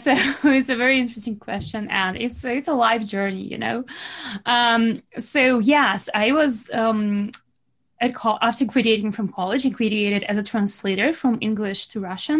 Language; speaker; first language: English; non-native, fluent; Russian